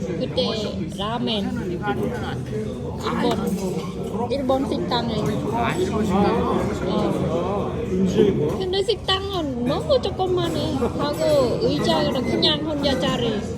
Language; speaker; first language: Korean; non-native, fluent; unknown